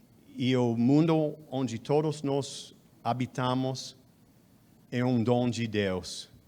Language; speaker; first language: Portuguese; non-native, fluent; English